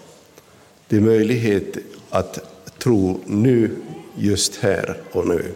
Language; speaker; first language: Swedish; non-native, local second language; Finnish